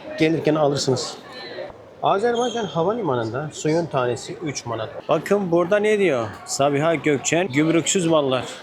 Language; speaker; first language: Turkish; native; Turkish